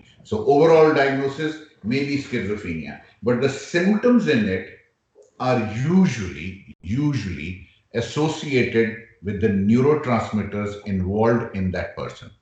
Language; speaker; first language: English; non-native, local second language; Urdu